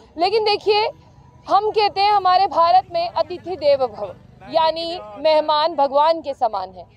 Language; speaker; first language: Hindi; native; Hindi